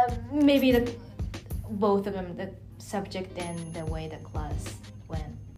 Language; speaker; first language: English; non-native, fluent; Japanese